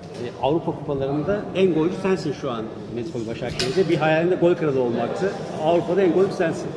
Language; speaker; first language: Turkish; native; Turkish